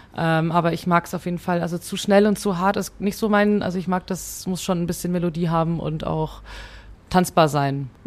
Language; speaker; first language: German; early bilingual, other home language; Hungarian